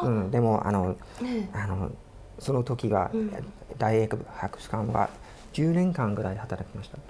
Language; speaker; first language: Japanese; non-native, fluent; English